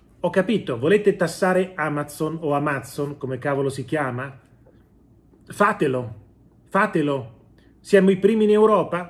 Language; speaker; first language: Italian; native; Italian